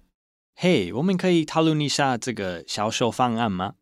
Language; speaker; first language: Chinese; non-native, fluent; English